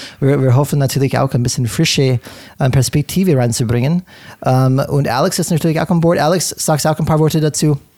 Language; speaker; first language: German; non-native, fluent; English